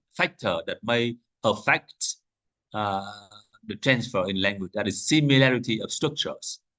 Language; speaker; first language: English; non-native, fluent; Vietnamese